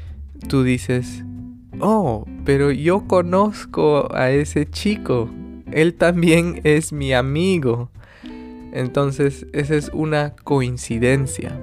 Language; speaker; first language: Spanish; early bilingual, other home language; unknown